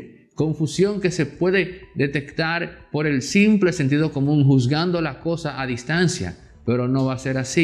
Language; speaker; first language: Spanish; native; Spanish